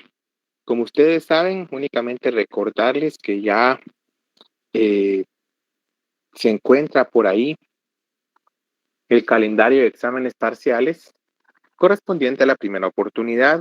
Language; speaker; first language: Spanish; native; Spanish